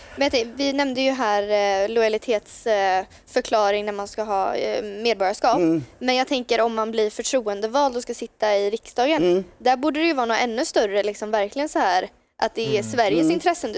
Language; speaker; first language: Swedish; native; Swedish